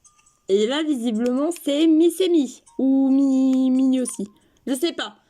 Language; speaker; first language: French; native; French